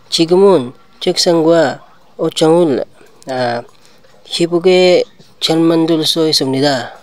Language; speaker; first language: Korean; non-native, learner; Filipino